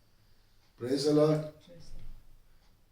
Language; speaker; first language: Kannada; native; Kannada